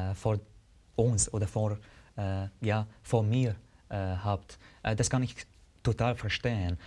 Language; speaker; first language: German; non-native, fluent; Arabic